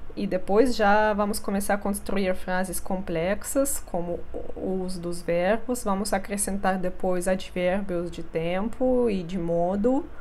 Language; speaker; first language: Portuguese; non-native, fluent; Russian